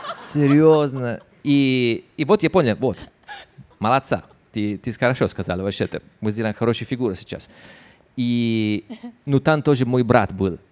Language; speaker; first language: Russian; non-native, fluent; Italian